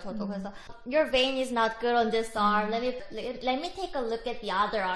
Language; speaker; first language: English; non-native, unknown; Korean